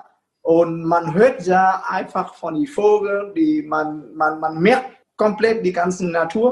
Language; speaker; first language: German; non-native, fluent; Vietnamese